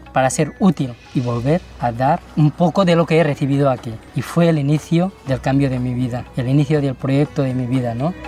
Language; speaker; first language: Spanish; early bilingual, other home language; Nepali